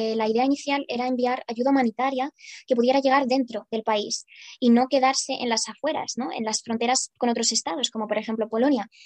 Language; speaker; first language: Spanish; non-native, fluent; Ukrainian